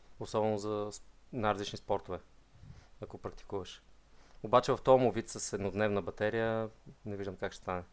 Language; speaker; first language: Bulgarian; native; Bulgarian